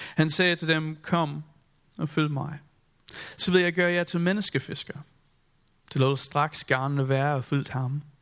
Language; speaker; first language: Danish; non-native, fluent; English